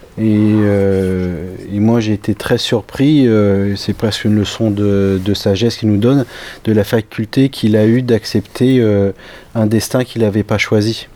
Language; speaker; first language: French; native; French